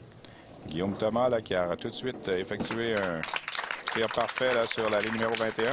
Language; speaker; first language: French; native; French